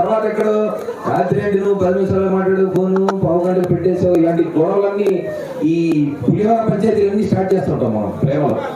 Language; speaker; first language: Telugu; native; Telugu